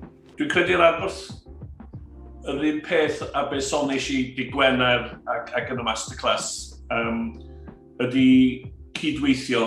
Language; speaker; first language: Welsh; native; Welsh